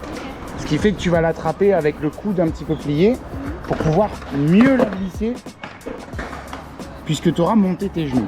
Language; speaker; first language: French; native; French